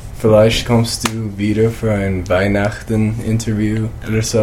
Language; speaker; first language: German; non-native, learner; English